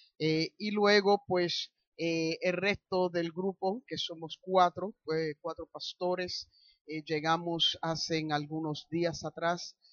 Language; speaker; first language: Spanish; early bilingual, heritage; Spanish